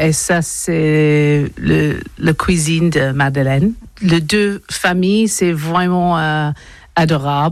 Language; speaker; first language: French; non-native, learner; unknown